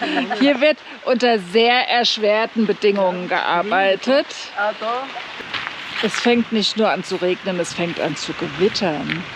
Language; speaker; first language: German; native; German